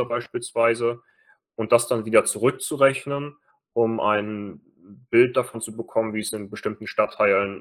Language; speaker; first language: German; native; German